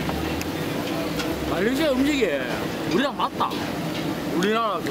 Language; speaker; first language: Korean; native; Korean